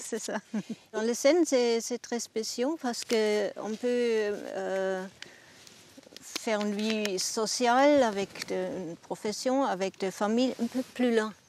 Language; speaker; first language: French; non-native, learner; German